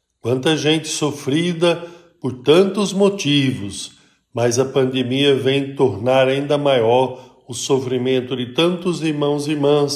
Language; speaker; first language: Portuguese; native; Portuguese